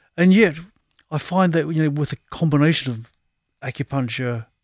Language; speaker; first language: English; native; English